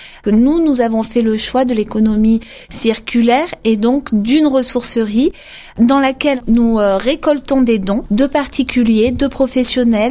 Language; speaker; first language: French; native; French